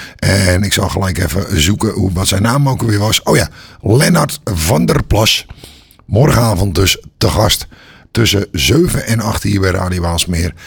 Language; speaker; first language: Dutch; native; Dutch